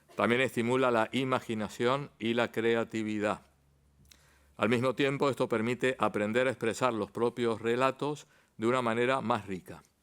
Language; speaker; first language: Spanish; native; Spanish